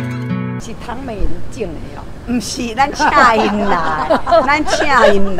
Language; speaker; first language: Chinese; native; Chinese